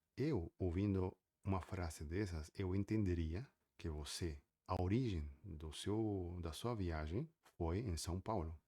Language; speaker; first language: Portuguese; native; Portuguese